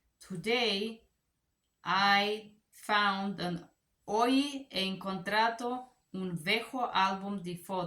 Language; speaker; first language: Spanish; non-native, learner; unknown